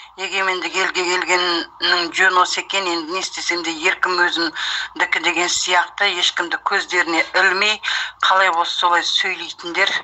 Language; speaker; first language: Kazakh; early bilingual, heritage; Kazakh